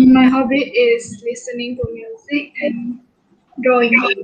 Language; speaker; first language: English; non-native, local second language; Malay